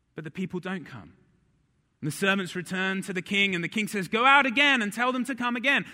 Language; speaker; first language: English; native; English